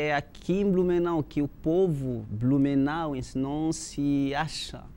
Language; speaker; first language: Portuguese; non-native, fluent; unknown